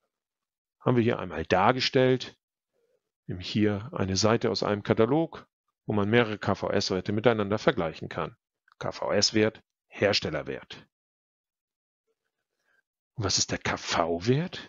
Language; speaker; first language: German; native; German